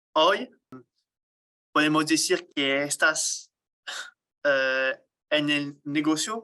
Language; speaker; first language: Spanish; non-native, learner; French